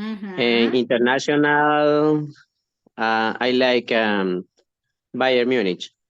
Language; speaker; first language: English; non-native, learner; Spanish